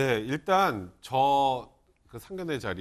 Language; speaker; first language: Korean; native; Korean